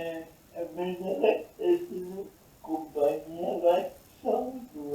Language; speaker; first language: Basque; non-native, learner; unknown